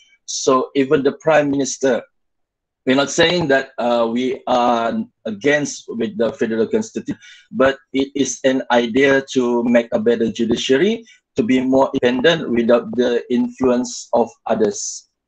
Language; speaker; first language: English; non-native, local second language; Malay